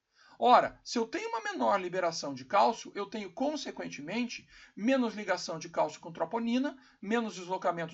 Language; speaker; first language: Portuguese; native; Portuguese